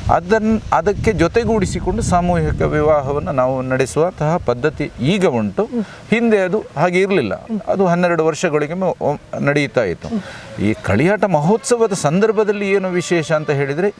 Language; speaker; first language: Kannada; non-native, local second language; Malayalam